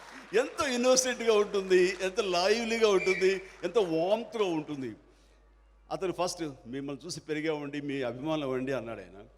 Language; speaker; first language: Telugu; native; Telugu